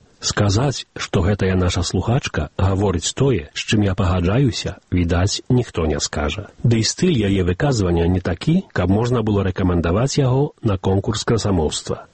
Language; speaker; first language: Belarusian; early bilingual, heritage; Belarusian